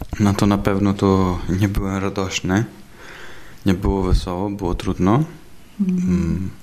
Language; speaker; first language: Polish; non-native, learner; Italian